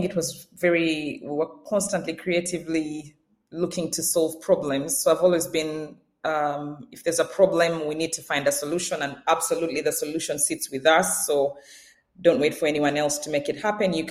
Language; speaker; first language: English; non-native, local second language; Ganda